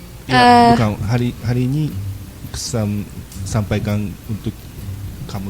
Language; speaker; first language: Indonesian; non-native, learner; Japanese